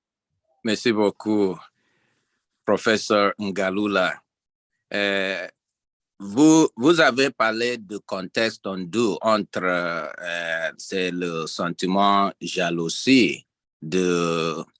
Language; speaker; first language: French; non-native, learner; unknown